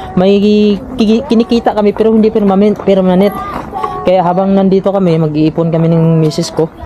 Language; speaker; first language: Filipino; non-native, local second language; Cebuano